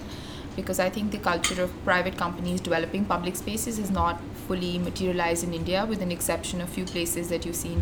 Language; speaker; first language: English; non-native, local second language; Hindi